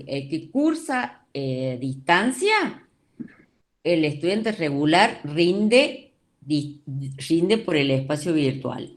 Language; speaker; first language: Spanish; native; Spanish